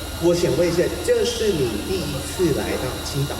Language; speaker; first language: Chinese; non-native, fluent; Thai